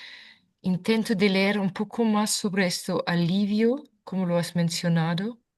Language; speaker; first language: Spanish; non-native, fluent; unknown